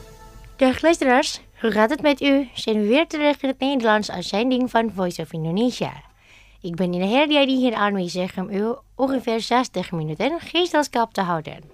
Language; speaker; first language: Dutch; non-native, fluent; Indonesian